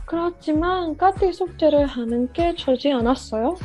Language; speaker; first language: Korean; non-native, learner; English